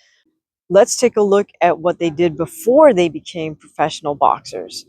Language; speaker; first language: English; native; English